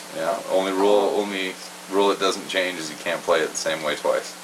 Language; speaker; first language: English; native; English